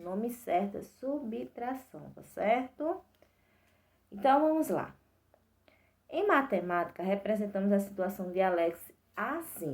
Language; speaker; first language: Portuguese; native; Portuguese